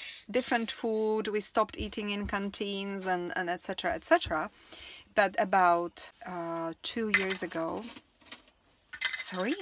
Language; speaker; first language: English; non-native, fluent; Slovak